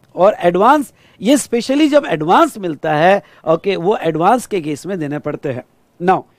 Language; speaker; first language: Hindi; non-native, local second language; Marathi